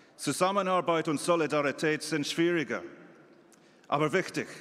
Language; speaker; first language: German; non-native, fluent; English